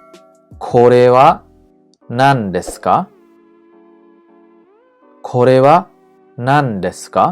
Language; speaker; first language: Japanese; non-native, fluent; Khmer